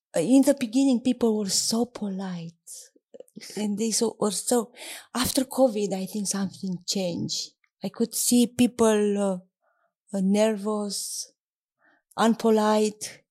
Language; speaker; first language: English; non-native, learner; Romanian